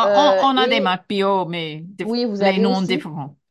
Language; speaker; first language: French; non-native, fluent; English